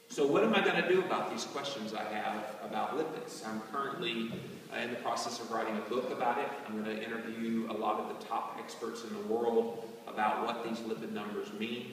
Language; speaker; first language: English; native; English